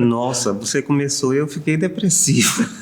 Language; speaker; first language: Portuguese; native; Portuguese